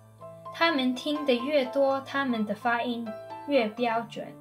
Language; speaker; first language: Chinese; non-native, fluent; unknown